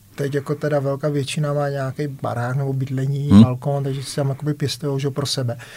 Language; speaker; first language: Czech; early bilingual, other home language; Vietnamese